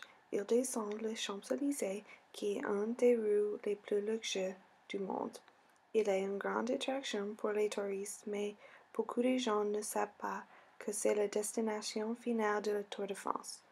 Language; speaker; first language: French; non-native, learner; English